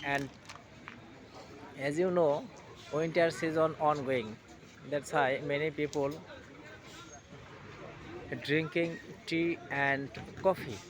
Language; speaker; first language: English; non-native, learner; Bangla